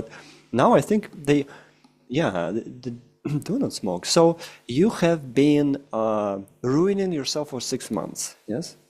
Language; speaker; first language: English; non-native, fluent; Russian